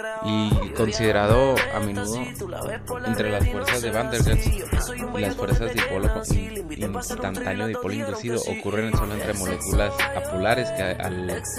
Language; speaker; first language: Spanish; native; Spanish